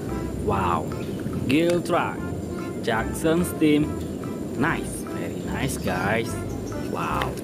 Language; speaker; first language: English; non-native, learner; Indonesian